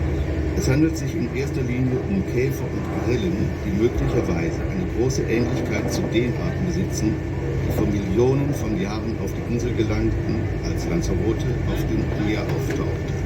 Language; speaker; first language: German; non-native, fluent; Spanish